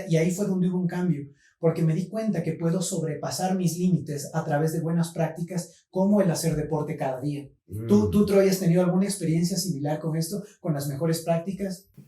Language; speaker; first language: Spanish; native; Spanish